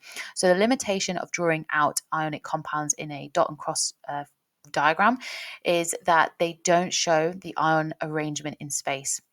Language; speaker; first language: English; native; English